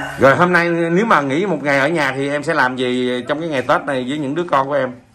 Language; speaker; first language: Vietnamese; native; Vietnamese